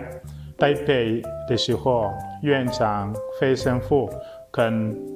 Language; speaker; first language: Chinese; non-native, fluent; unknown